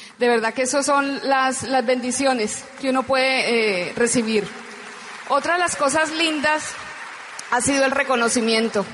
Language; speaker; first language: Spanish; native; Spanish